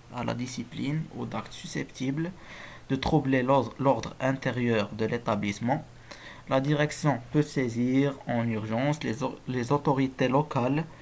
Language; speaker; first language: French; non-native, local second language; Arabic